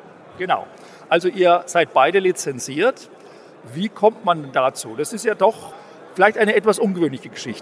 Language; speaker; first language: German; native; German